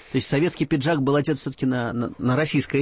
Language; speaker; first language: Russian; native; Russian